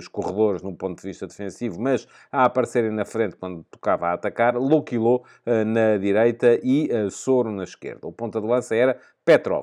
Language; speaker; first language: Portuguese; native; Portuguese